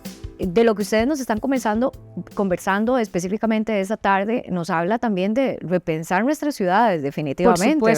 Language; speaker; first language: Spanish; native; Spanish